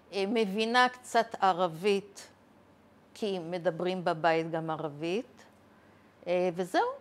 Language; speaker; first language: Hebrew; early bilingual, other home language; Arabic